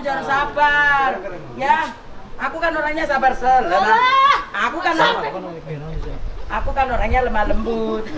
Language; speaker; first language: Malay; non-native, local second language; Javanese